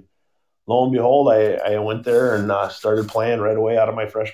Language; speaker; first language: English; native; English